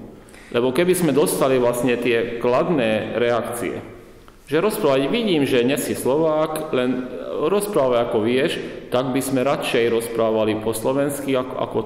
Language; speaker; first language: Slovak; non-native, local second language; Hungarian